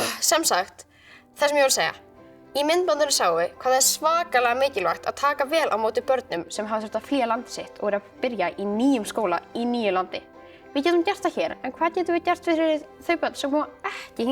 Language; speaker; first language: Icelandic; native; Icelandic